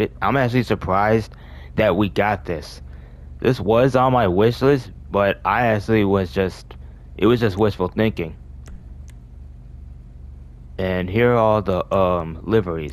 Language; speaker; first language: English; native; English